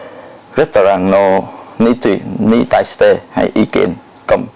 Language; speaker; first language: Japanese; non-native, learner; Thai